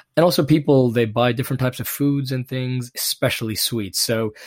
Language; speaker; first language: English; non-native, local second language; Urdu